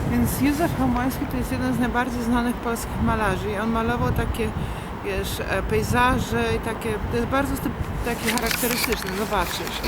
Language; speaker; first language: Polish; native; Polish